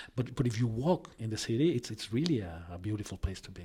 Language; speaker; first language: English; non-native, fluent; Spanish